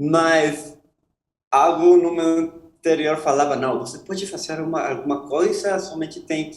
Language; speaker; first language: Portuguese; non-native, fluent; Spanish